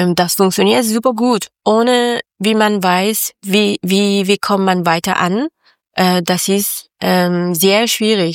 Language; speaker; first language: German; non-native, learner; Persian